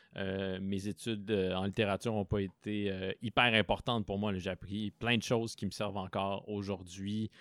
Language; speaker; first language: French; native; French